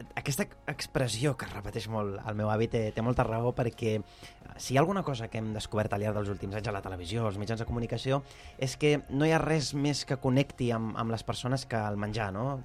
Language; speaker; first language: Catalan; early bilingual, other home language; Arabic